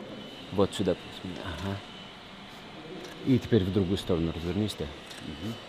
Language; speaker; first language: Russian; native; Russian